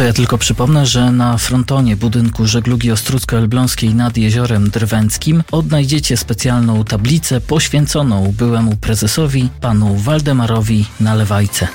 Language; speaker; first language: Polish; native; Polish